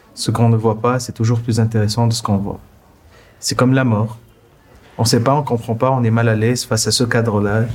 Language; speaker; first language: French; non-native, local second language; Arabic